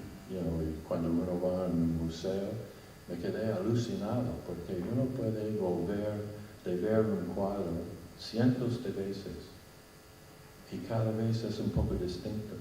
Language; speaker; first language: Spanish; non-native, fluent; English